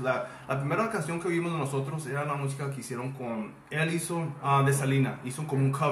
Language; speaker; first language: Spanish; early bilingual, heritage; Spanish